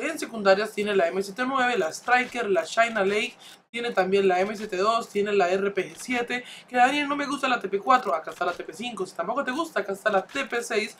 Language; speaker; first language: Spanish; native; Spanish